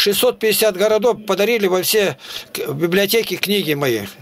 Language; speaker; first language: Russian; native; Russian